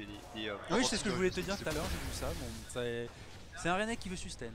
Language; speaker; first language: French; native; French